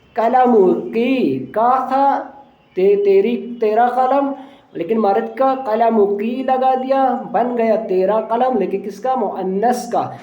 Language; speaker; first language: Urdu; non-native, local second language; Punjabi